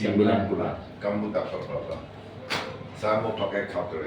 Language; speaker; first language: Indonesian; non-native, learner; Chinese